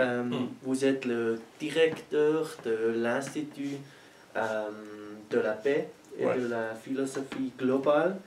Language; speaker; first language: French; non-native, learner; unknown